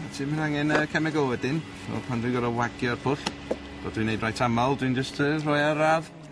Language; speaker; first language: Welsh; non-native, fluent; English